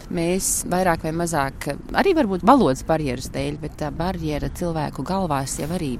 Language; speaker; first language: Latvian; native; Latvian